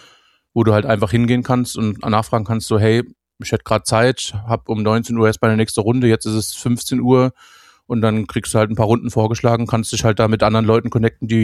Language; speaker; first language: German; native; German